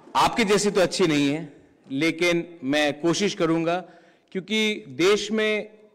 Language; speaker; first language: Hindi; non-native, local second language; Kok Borok